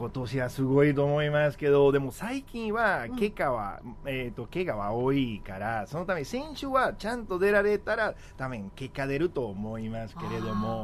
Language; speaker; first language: Japanese; non-native, fluent; Spanish